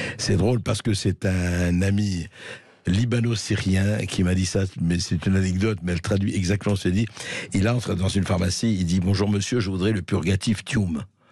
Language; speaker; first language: French; native; French